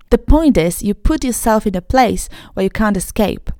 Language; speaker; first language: English; non-native, fluent; Polish